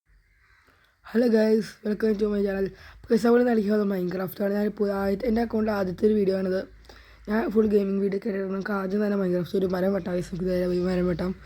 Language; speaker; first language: Malayalam; native; Malayalam